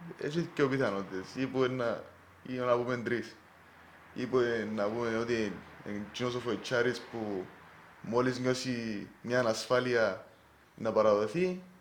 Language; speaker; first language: Greek; native; Greek